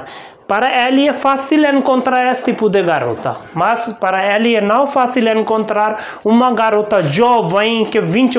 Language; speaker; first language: Portuguese; non-native, learner; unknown